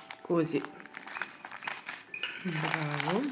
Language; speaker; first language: Italian; non-native, learner; Ukrainian